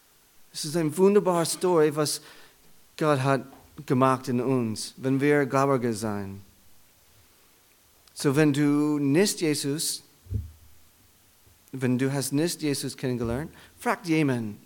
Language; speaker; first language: German; non-native, learner; English